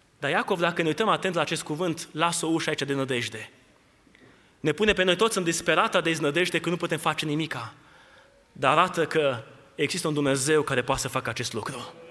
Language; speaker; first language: Romanian; native; Romanian